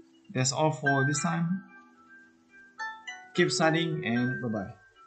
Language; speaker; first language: English; non-native, fluent; Indonesian